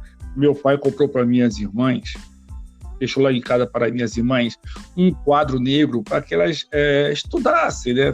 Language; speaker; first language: Portuguese; native; Portuguese